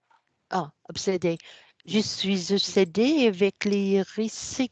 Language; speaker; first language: French; non-native, learner; English